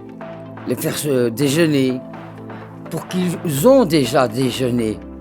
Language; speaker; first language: French; non-native, learner; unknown